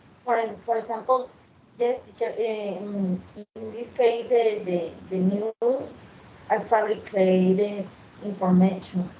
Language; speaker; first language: English; non-native, learner; Spanish